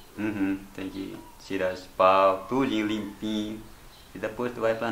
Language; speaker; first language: Portuguese; non-native, local second language; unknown